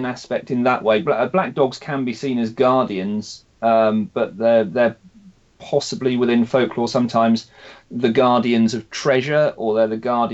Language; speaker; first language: English; native; English